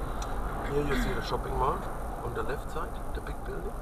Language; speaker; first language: English; non-native, learner; German